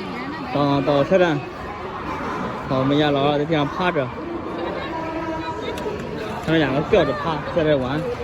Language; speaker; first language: Chinese; native; Chinese